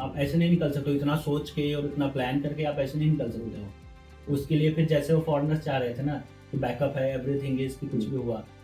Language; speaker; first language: Hindi; native; Hindi